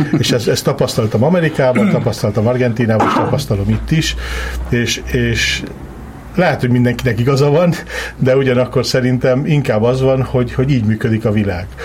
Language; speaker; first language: Hungarian; early bilingual, heritage; Hungarian